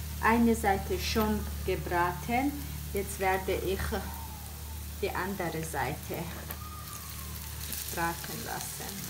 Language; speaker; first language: German; non-native, fluent; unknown